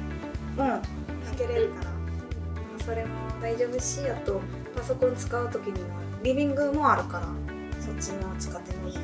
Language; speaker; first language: Japanese; non-native, learner; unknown